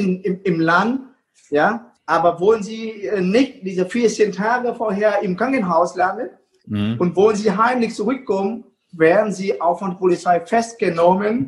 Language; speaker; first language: German; non-native, fluent; Vietnamese